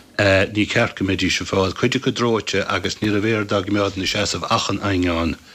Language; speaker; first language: Irish; native; Irish